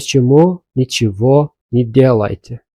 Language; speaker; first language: Russian; non-native, fluent; Azerbaijani